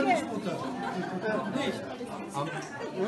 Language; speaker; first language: German; non-native, fluent; Albanian